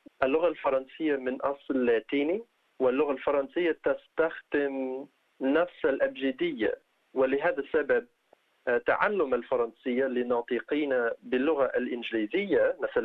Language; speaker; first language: Arabic; non-native, fluent; English